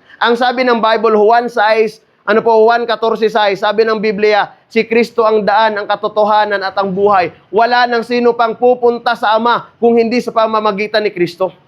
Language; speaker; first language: Filipino; non-native, local second language; Cebuano